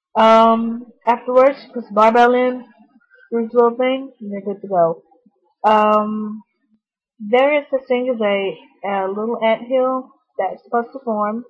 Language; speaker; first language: English; native; English